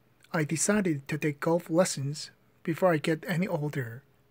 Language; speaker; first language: English; non-native, fluent; Korean